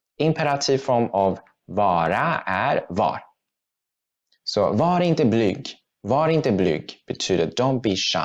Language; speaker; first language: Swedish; non-native, fluent; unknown